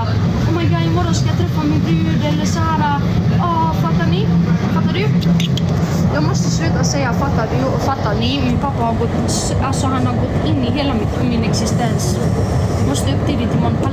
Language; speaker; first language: Swedish; early bilingual, other home language; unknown